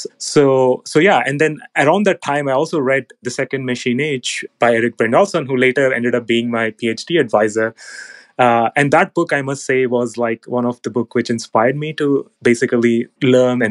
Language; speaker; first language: English; non-native, local second language; Telugu